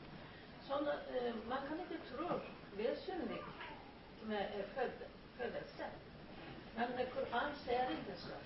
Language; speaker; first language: Swedish; non-native, learner; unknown